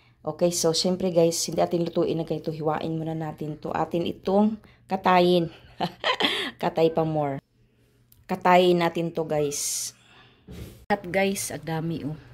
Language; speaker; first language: Filipino; non-native, local second language; Cebuano